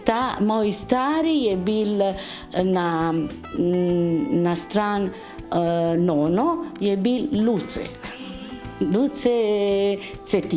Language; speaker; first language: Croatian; early bilingual, heritage; Italian